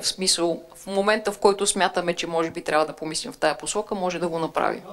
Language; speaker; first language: Bulgarian; native; Bulgarian